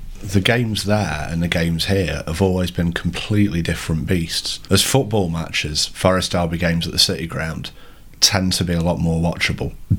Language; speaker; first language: English; native; English